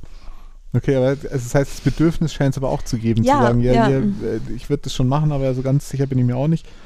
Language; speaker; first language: German; native; German